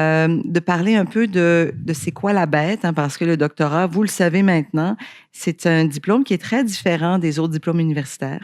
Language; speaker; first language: French; native; French